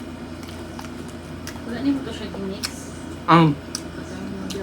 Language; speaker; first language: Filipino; non-native, local second language; Cebuano